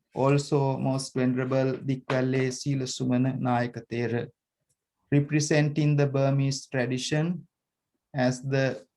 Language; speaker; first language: English; non-native, local second language; Sinhala